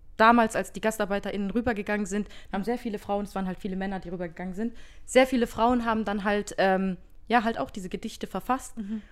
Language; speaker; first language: German; early bilingual, other home language; Berber languages